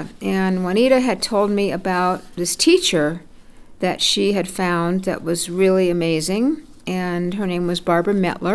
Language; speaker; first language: English; native; English